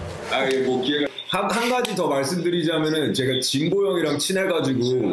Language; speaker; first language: Korean; early bilingual, heritage; Korean